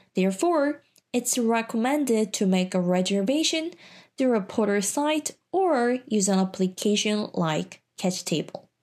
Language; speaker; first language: English; non-native, fluent; Korean